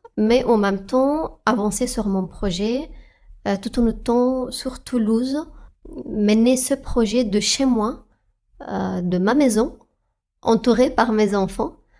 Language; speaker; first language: French; non-native, fluent; Arabic